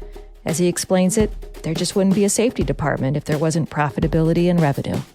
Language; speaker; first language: English; native; English